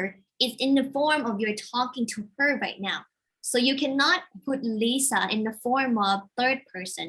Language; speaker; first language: English; non-native, fluent; Thai